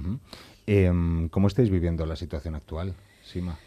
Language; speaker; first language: Spanish; native; Spanish